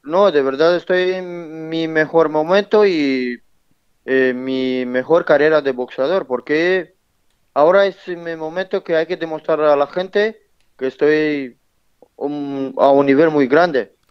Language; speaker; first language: Spanish; non-native, learner; Romanian